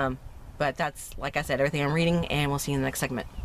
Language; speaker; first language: English; native; English